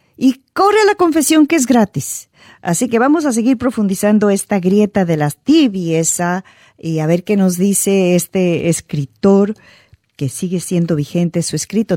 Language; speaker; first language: Spanish; native; Spanish